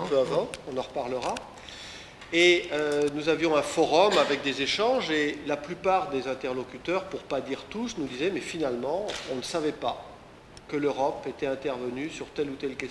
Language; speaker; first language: French; native; French